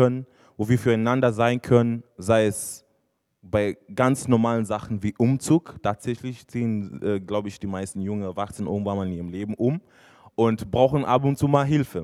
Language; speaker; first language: German; non-native, fluent; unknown